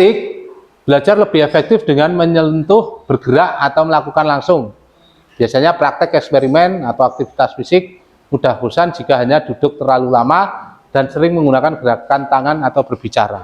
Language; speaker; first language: Indonesian; native; Indonesian